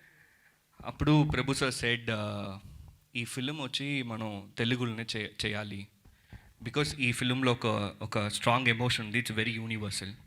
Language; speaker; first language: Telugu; early bilingual, heritage; Telugu